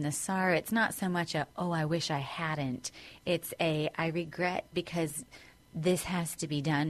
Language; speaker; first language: English; native; English